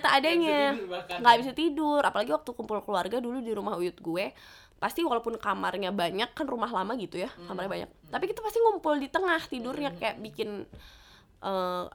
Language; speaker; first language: Indonesian; native; Indonesian